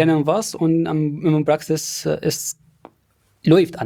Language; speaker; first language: German; non-native, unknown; Arabic